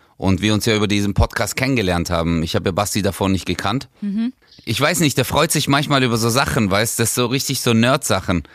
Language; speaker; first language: German; early bilingual, other home language; Turkish